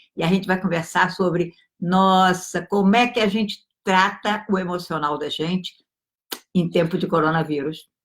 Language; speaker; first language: Portuguese; native; Portuguese